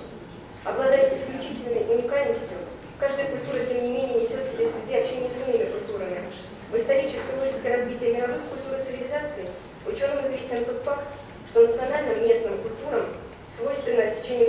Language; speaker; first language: Russian; native; Russian